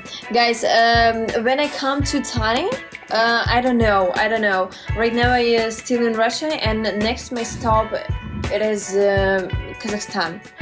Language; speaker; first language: English; non-native, learner; Russian